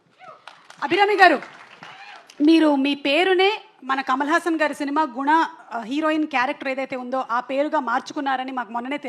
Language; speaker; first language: Telugu; native; Telugu